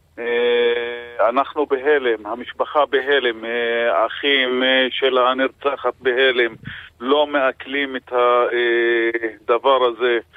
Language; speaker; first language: Hebrew; non-native, local second language; Arabic